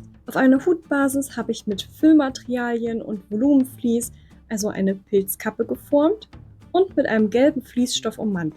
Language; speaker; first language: German; native; German